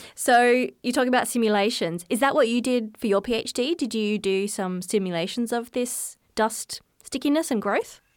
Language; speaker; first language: English; native; English